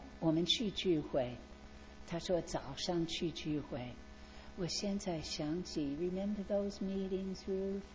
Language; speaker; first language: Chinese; non-native, fluent; English